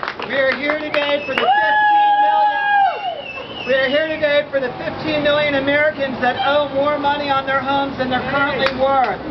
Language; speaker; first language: English; native; English